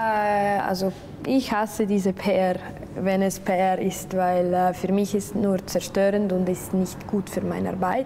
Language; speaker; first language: German; non-native, local second language; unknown